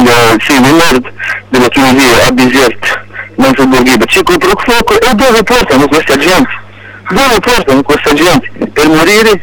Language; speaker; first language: Italian; non-native, local second language; Arabic